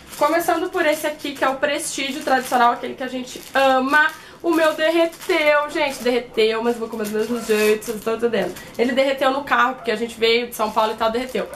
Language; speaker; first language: Portuguese; native; Portuguese